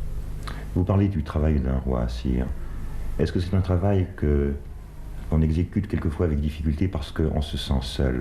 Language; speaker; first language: French; native; French